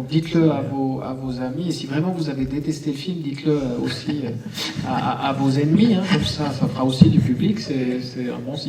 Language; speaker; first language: French; native; French